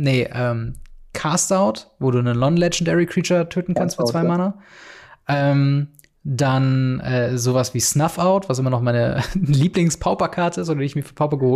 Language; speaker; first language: German; native; German